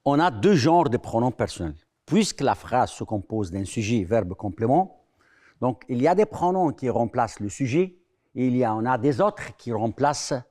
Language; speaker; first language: French; non-native, fluent; Arabic